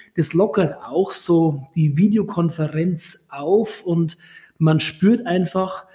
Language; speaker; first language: German; native; German